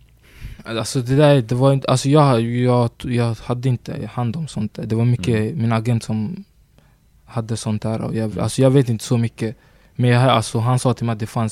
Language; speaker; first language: Swedish; early bilingual, other home language; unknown